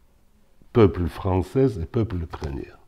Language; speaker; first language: French; non-native, local second language; Ukrainian